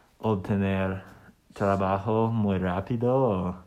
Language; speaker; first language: Spanish; non-native, learner; English